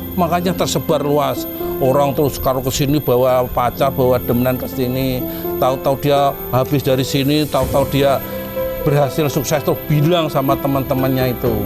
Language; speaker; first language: Indonesian; non-native, local second language; Javanese